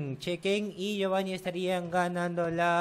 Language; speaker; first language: Spanish; native; Spanish